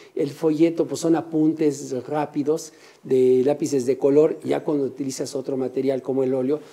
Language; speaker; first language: Spanish; native; Spanish